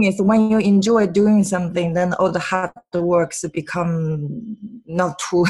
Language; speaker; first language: English; non-native, fluent; Chinese